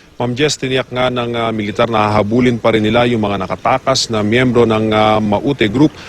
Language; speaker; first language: Filipino; native; Filipino